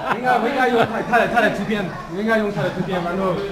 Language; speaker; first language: Chinese; non-native, learner; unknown